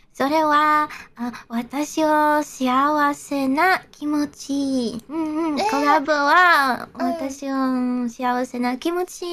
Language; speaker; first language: Japanese; non-native, learner; English